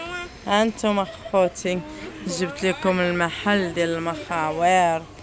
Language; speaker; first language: Arabic; native; Arabic